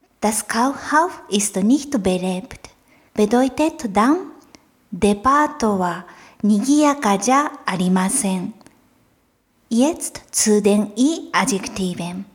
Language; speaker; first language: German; non-native, fluent; Japanese